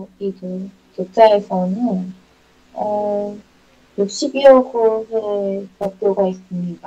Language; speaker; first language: Korean; non-native, learner; Indonesian